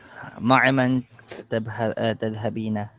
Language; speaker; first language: Arabic; non-native, learner; Filipino